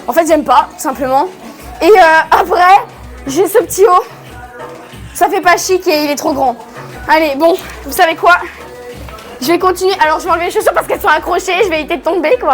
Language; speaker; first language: French; native; French